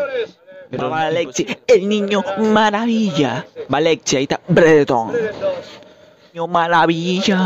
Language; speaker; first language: Spanish; native; Spanish